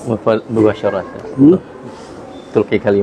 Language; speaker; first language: Arabic; non-native, fluent; Indonesian